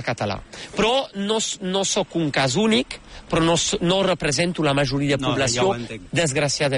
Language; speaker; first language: Catalan; native; Catalan